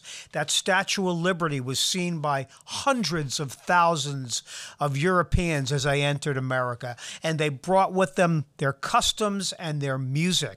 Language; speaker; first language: English; native; English